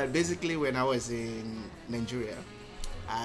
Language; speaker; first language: English; non-native, local second language; Yoruba